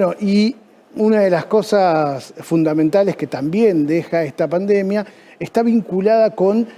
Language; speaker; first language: Spanish; native; Spanish